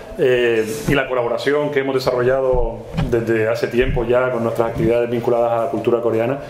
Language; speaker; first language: Spanish; native; Spanish